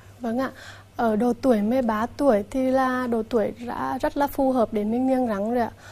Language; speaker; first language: Vietnamese; native; Vietnamese